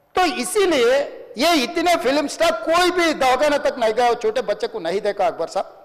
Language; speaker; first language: Hindi; non-native, local second language; Telugu